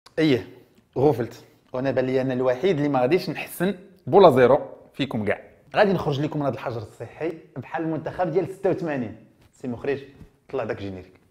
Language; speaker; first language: Arabic; native; Arabic